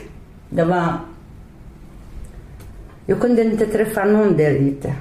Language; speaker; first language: Swedish; non-native, learner; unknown